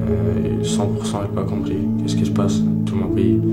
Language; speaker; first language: French; non-native, learner; Ukrainian